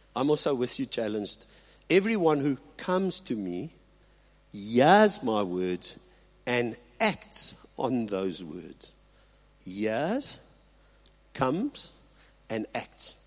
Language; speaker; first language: English; non-native, local second language; Afrikaans